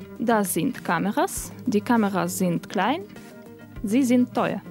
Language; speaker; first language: German; non-native, learner; Russian